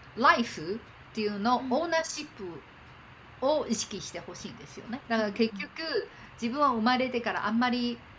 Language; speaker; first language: Japanese; non-native, fluent; Chinese